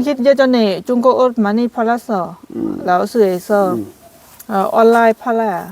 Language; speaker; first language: Korean; non-native, learner; Lao